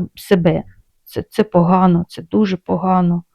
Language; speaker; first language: Ukrainian; non-native, local second language; Russian